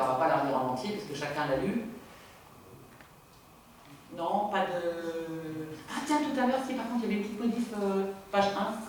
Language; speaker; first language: French; native; French